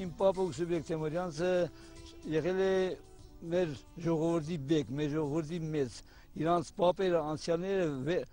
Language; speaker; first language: Armenian; non-native, local second language; Kurdish